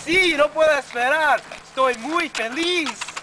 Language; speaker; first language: Spanish; non-native, learner; English